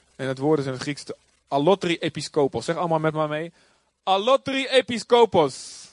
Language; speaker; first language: Dutch; native; Dutch